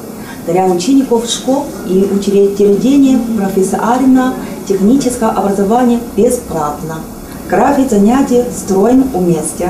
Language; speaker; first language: Ukrainian; non-native, learner; Chinese